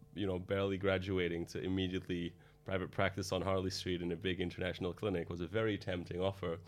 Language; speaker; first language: English; non-native, fluent; Dutch